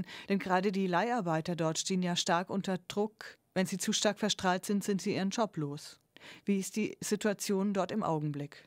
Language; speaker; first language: German; native; German